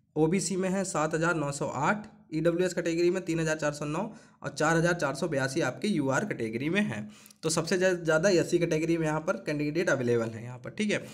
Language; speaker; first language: Hindi; native; Hindi